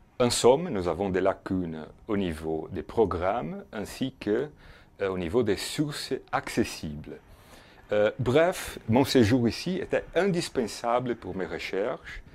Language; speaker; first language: French; non-native, fluent; Portuguese